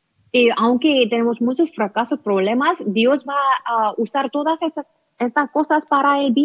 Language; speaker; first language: Spanish; non-native, learner; Korean